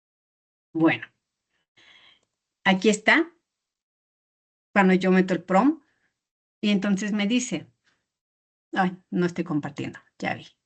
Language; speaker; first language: Spanish; native; Spanish